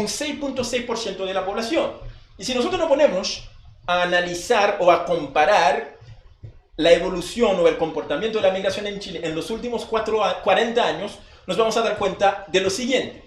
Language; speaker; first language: Spanish; non-native, fluent; Haitian Creole